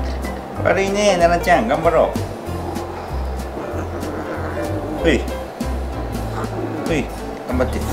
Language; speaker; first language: Japanese; native; Japanese